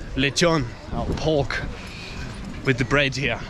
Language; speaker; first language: English; non-native, fluent; Danish